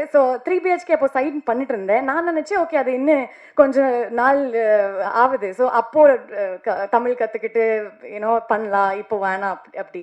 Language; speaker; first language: Tamil; non-native, learner; Kannada